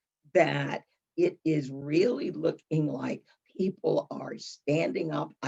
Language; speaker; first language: English; native; English